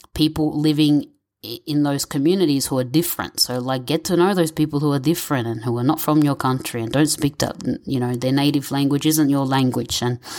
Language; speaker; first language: English; native; English